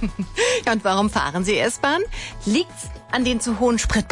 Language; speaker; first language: German; native; German